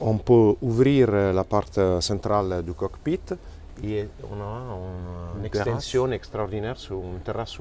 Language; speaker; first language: French; non-native, fluent; Italian